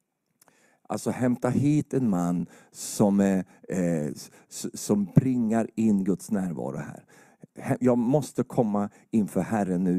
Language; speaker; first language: Swedish; native; Swedish